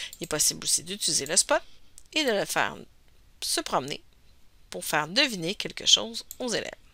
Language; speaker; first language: French; native; French